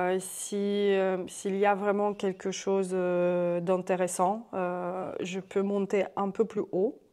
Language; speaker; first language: French; non-native, fluent; Russian